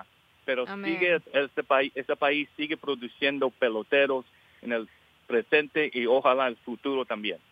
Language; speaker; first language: Spanish; early bilingual, heritage; English